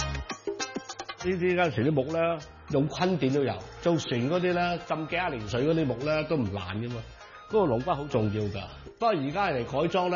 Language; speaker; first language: Cantonese; native; Cantonese